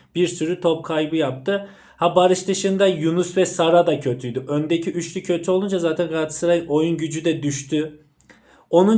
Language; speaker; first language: Turkish; native; Turkish